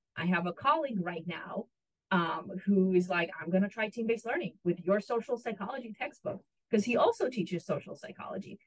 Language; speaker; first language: English; non-native, fluent; Russian